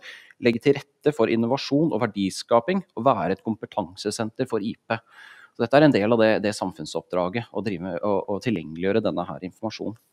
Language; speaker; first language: Norwegian; native; Norwegian